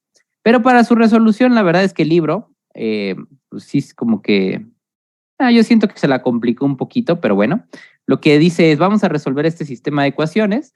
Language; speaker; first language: Spanish; native; Spanish